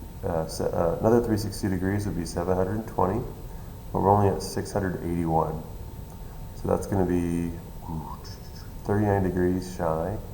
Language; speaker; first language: English; native; English